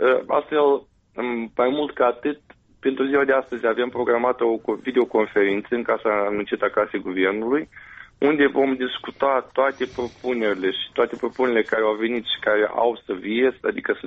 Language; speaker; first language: Romanian; native; Romanian